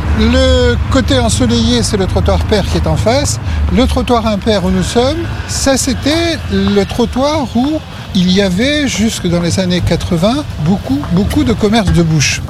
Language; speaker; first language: French; native; French